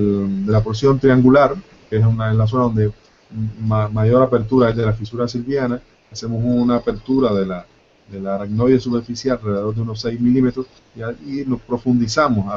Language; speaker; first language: Spanish; native; Spanish